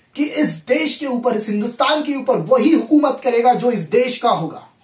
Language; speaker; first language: Hindi; non-native, local second language; Marathi